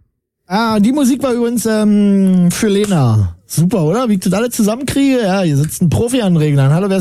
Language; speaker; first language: German; native; German